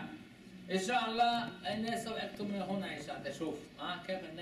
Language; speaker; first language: Arabic; non-native, learner; Chinese